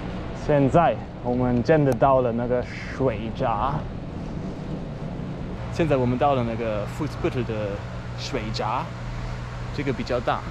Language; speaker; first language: Chinese; non-native, fluent; German